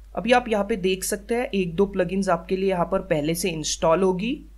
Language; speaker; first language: Hindi; native; Hindi